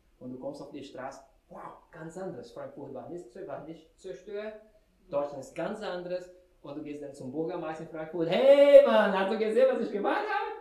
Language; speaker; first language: German; non-native, fluent; Portuguese